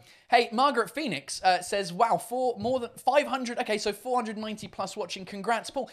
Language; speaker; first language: English; native; English